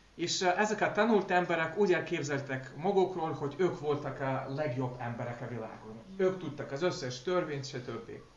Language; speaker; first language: Hungarian; non-native, learner; Russian